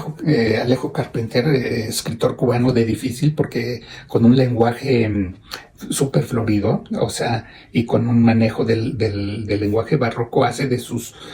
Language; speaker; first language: Spanish; native; Spanish